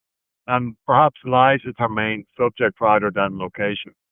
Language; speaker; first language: English; native; English